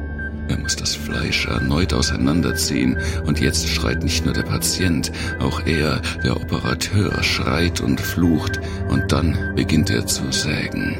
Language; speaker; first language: German; native; German